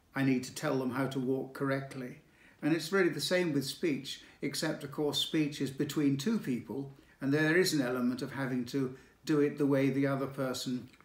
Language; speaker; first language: English; native; English